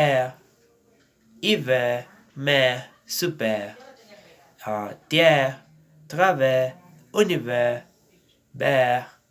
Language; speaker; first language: French; non-native, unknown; Spanish